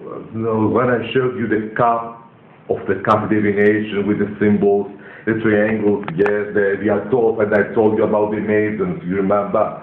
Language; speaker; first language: English; non-native, learner; Greek